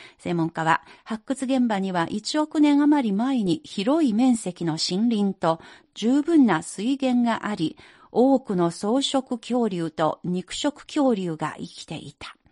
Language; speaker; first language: Japanese; non-native, fluent; Chinese